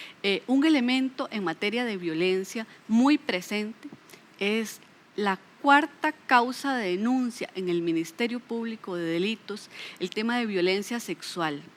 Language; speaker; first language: Spanish; native; Spanish